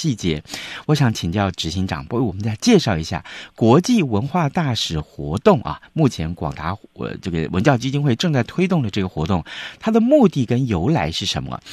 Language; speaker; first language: Chinese; native; Chinese